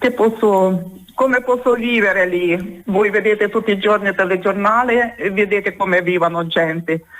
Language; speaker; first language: Italian; non-native, learner; Ukrainian